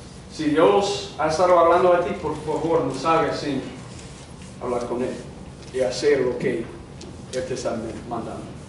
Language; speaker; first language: Spanish; non-native, fluent; English